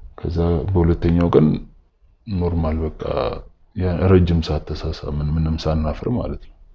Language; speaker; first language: Amharic; native; Amharic